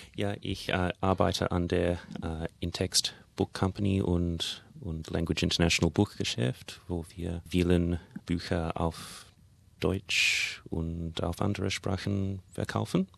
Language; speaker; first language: German; non-native, learner; English